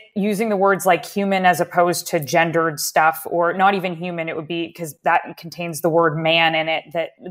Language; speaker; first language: English; native; English